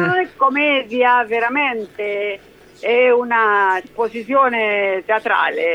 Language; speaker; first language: Italian; early bilingual, heritage; Spanish